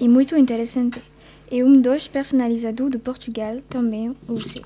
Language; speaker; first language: Portuguese; non-native, learner; French